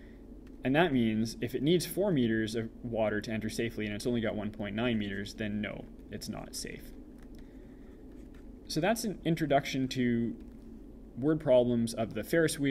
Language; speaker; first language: English; native; English